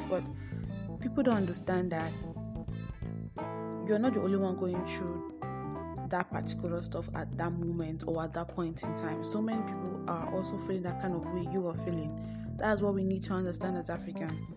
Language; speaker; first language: English; non-native, local second language; Igbo